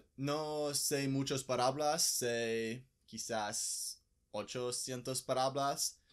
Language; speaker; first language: Spanish; non-native, learner; English